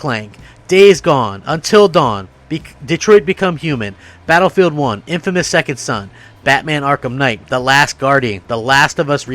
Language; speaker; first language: English; native; English